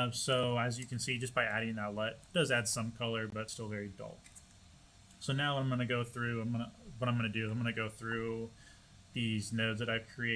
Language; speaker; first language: English; native; English